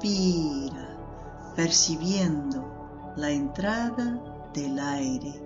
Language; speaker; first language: Spanish; non-native, fluent; Portuguese